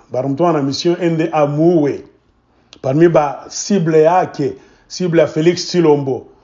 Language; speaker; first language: Swahili; native; Swahili